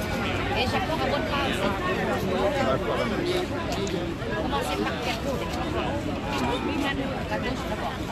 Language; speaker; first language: French; non-native, learner; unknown